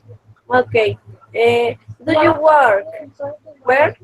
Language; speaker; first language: English; non-native, learner; Spanish